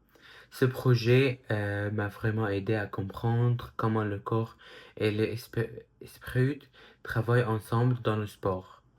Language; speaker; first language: French; early bilingual, other home language; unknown